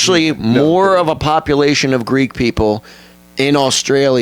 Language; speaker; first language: English; native; English